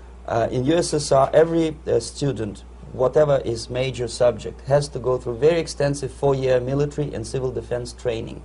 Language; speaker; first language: English; non-native, fluent; Russian